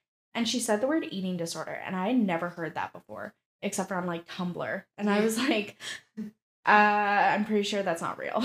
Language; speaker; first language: English; native; English